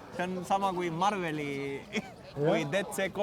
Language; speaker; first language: Estonian; non-native, learner; Spanish